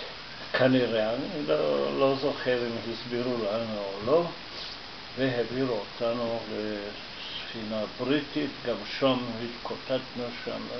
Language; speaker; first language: Hebrew; non-native, fluent; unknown